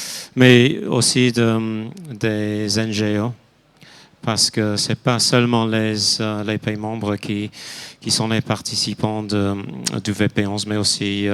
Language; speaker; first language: French; non-native, fluent; English